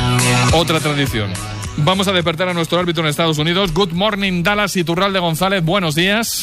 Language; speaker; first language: Spanish; native; Spanish